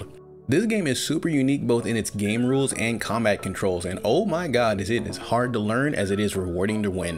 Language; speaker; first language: English; native; English